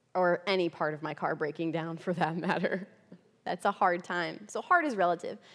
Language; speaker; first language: English; native; English